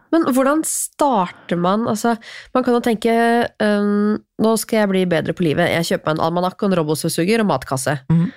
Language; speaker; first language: Norwegian; native; Norwegian